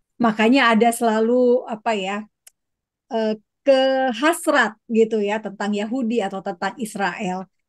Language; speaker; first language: Indonesian; native; Indonesian